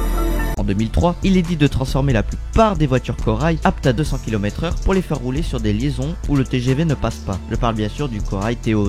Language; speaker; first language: French; native; French